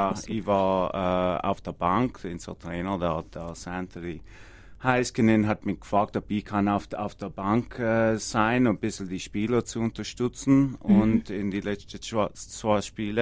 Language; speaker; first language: German; non-native, learner; English